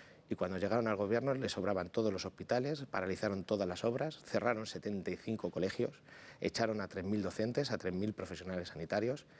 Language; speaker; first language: Spanish; native; Spanish